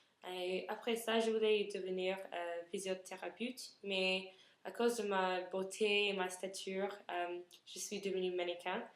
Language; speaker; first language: French; non-native, learner; English